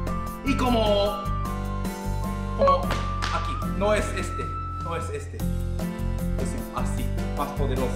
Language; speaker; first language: Spanish; non-native, learner; Japanese